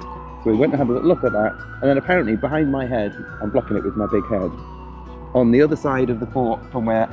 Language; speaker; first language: English; native; English